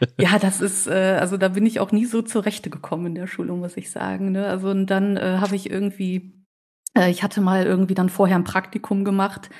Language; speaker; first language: German; native; German